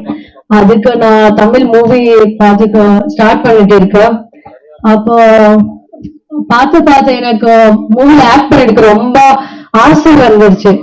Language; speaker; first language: Tamil; non-native, learner; Kannada